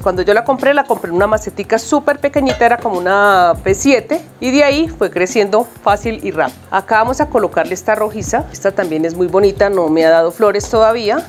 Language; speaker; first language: Spanish; native; Spanish